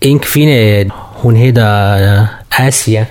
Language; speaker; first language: Danish; non-native, learner; Kurdish